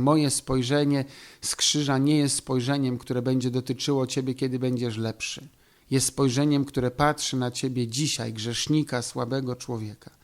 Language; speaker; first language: Polish; native; Polish